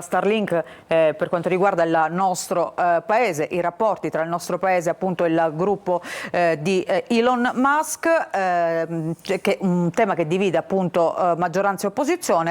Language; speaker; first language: Italian; native; Italian